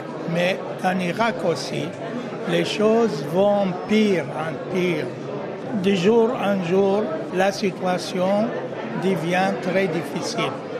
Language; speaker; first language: French; non-native, fluent; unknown